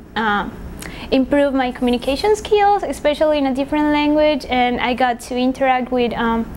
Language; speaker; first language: English; non-native, fluent; Spanish